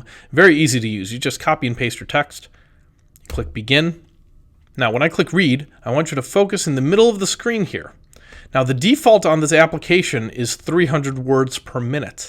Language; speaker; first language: English; native; English